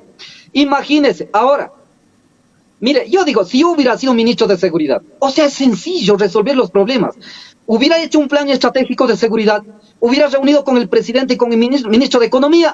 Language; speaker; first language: Spanish; native; Spanish